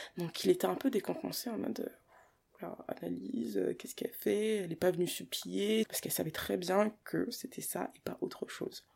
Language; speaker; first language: French; early bilingual, other home language; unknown